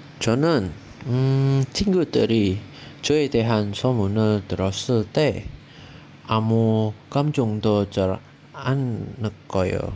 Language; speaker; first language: Korean; non-native, learner; Indonesian